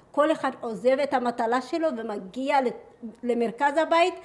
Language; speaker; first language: Hebrew; early bilingual, other home language; Amharic